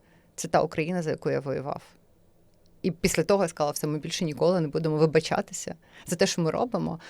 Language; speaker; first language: Ukrainian; native; Ukrainian